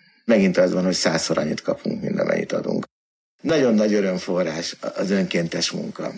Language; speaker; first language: Hungarian; native; Hungarian